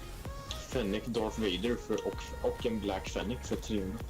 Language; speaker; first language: Swedish; native; Swedish